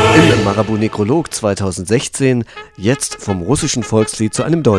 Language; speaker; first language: German; native; German